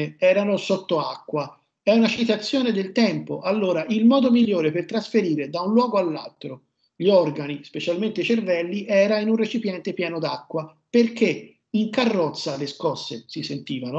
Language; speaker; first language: Italian; native; Italian